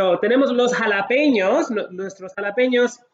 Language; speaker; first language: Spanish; early bilingual, heritage; Spanish